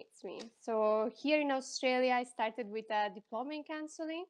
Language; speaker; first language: English; non-native, fluent; Italian